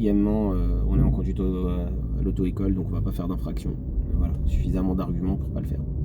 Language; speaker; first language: French; native; French